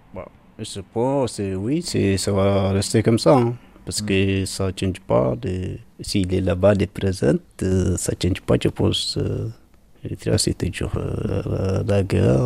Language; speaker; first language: French; non-native, learner; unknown